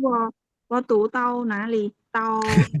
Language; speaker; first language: Chinese; non-native, learner; Khmer